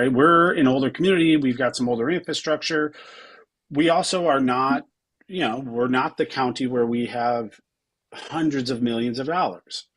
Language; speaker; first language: English; native; English